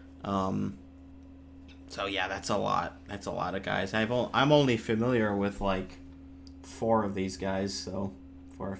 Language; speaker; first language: English; native; English